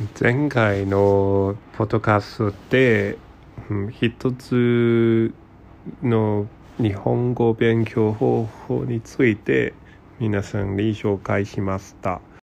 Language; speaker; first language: Japanese; non-native, learner; Cantonese